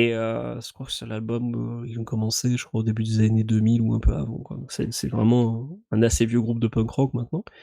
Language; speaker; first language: French; native; French